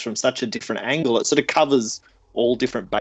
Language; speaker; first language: English; native; English